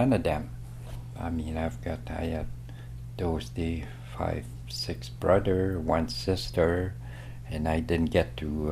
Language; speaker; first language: English; non-native, fluent; French